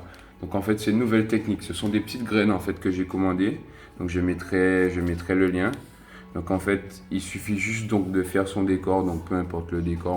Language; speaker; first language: French; native; French